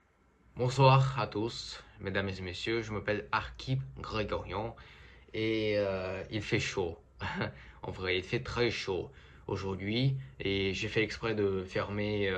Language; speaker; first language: French; non-native, fluent; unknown